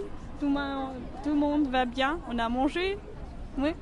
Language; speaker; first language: French; non-native, learner; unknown